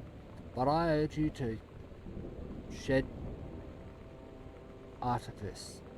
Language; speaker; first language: English; native; English